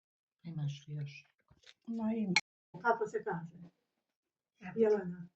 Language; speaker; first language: Bosnian; native; Bosnian